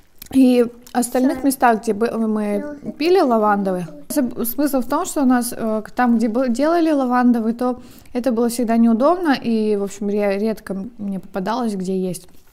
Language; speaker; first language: Russian; native; Russian